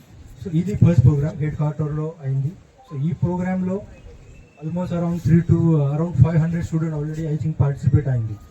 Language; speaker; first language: Telugu; non-native, learner; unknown